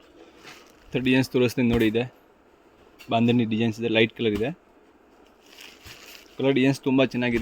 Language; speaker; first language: Kannada; non-native, local second language; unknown